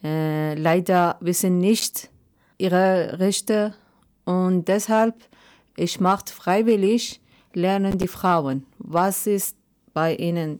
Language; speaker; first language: German; non-native, learner; Persian